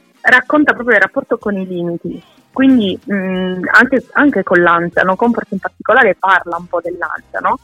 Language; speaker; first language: Italian; native; Italian